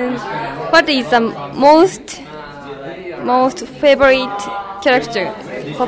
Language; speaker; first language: English; non-native, learner; Japanese